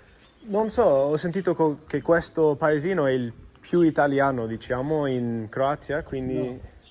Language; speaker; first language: Italian; non-native, fluent; English